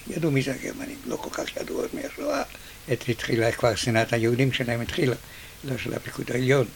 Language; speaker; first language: Hebrew; early bilingual, other home language; Yiddish